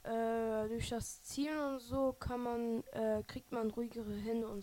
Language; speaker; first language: German; native; German